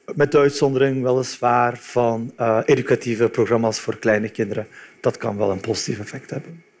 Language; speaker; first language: Dutch; early bilingual, other home language; Turkish